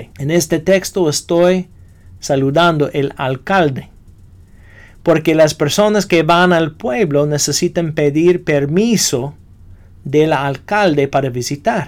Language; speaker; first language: Spanish; non-native, fluent; English